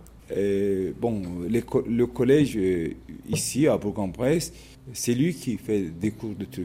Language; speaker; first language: French; non-native, fluent; Turkish